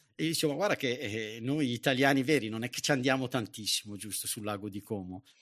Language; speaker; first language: Italian; native; Italian